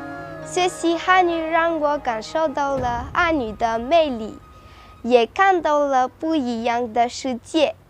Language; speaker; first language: Chinese; non-native, learner; Malagasy